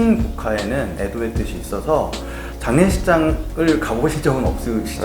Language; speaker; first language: Korean; native; Korean